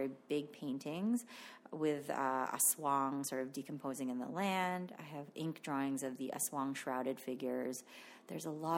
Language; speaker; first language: English; non-native, fluent; Filipino